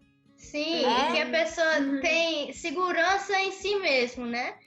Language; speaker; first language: Portuguese; early bilingual, other home language; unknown